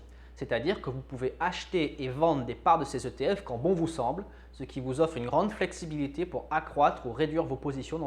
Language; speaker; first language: French; native; French